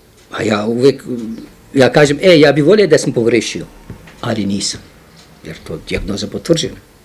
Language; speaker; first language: Croatian; non-native, fluent; Arabic